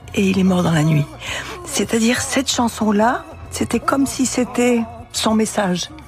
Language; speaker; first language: French; native; French